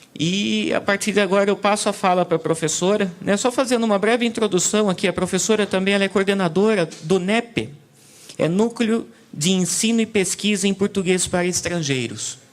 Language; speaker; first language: Portuguese; native; Portuguese